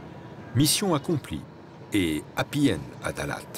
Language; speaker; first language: French; native; French